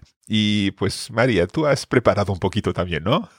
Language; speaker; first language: Spanish; non-native, fluent; English